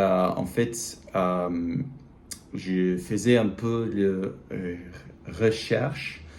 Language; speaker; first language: French; non-native, learner; English